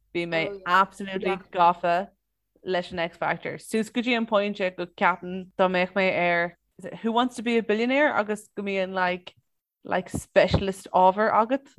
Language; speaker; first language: Irish; non-native, local second language; English